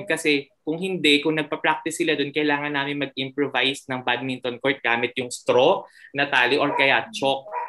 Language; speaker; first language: Filipino; non-native, local second language; Cebuano